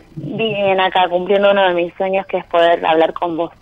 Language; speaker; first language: Spanish; native; Spanish